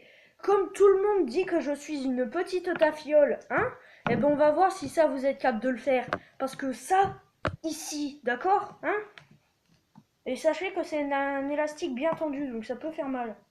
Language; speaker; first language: French; native; French